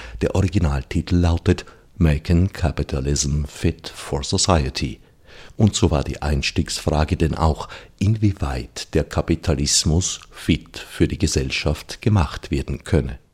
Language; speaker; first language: German; native; German